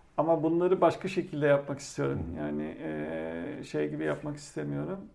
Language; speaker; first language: Turkish; native; Turkish